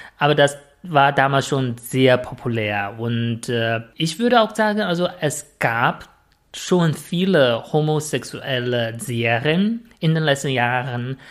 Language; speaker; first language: German; non-native, fluent; Chinese